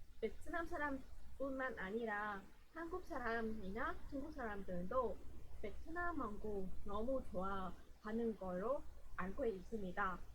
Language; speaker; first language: Korean; non-native, learner; Vietnamese